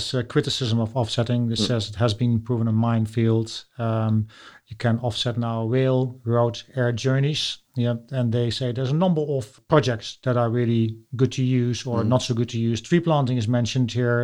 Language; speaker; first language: English; non-native, fluent; Dutch